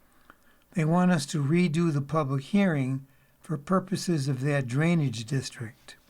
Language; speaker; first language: English; native; English